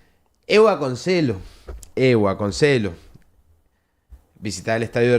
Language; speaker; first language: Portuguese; non-native, learner; Spanish